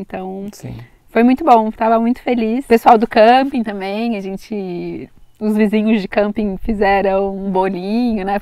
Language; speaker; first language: Portuguese; native; Portuguese